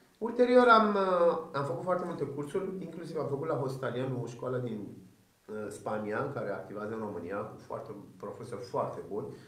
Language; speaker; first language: Romanian; early bilingual, other home language; Persian